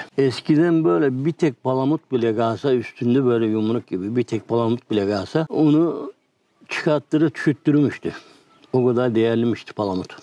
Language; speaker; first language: Turkish; native; Turkish